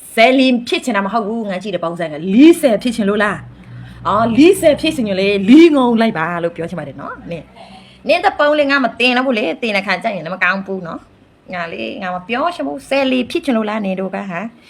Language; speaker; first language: Burmese; non-native, local second language; Mon